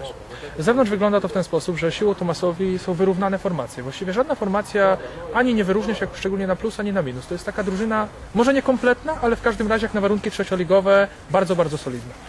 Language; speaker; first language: Polish; native; Polish